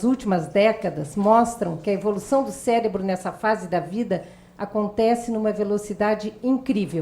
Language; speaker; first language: Portuguese; native; Portuguese